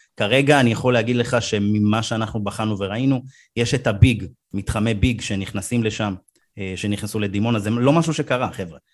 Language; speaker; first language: Hebrew; early bilingual, other home language; Amharic